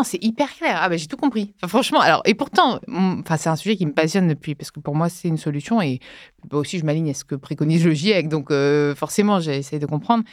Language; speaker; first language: French; native; French